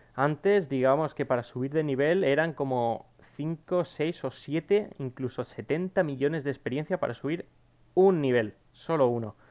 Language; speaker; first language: Spanish; native; Spanish